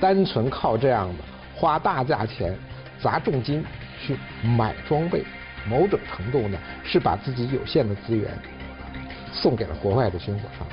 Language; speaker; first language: Chinese; native; Chinese